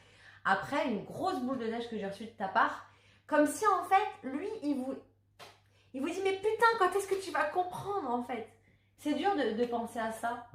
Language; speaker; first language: French; native; French